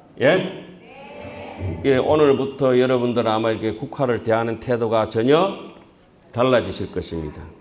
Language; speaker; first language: Korean; native; Korean